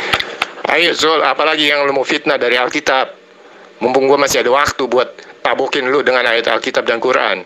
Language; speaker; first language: Indonesian; native; Indonesian